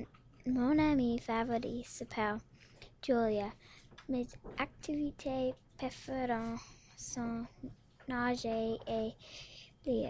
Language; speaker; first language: French; non-native, learner; English